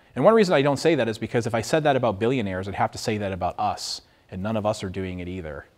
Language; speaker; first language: English; native; English